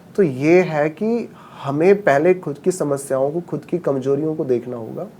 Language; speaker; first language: Hindi; non-native, local second language; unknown